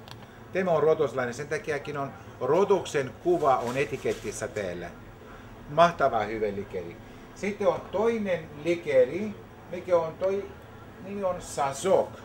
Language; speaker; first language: Finnish; non-native, learner; Greek